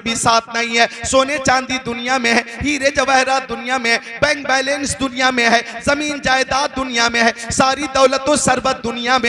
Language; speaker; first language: Hindi; native; Hindi